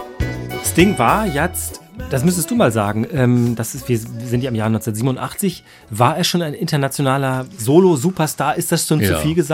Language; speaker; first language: German; native; German